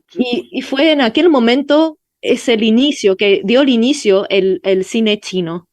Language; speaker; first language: Spanish; non-native, fluent; Chinese